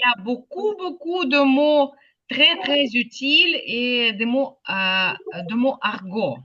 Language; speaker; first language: French; non-native, fluent; Ukrainian